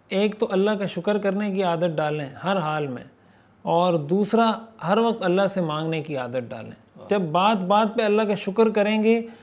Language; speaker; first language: Urdu; native; Urdu